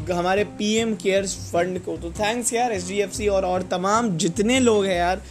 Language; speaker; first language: Hindi; native; Hindi